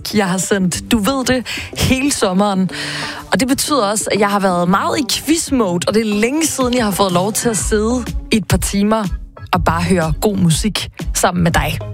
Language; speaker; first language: Danish; native; Danish